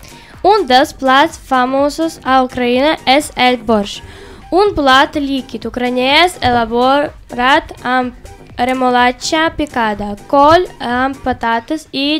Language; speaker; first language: Catalan; non-native, learner; Ukrainian